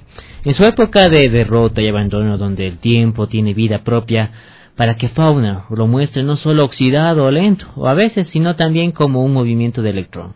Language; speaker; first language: Spanish; native; Spanish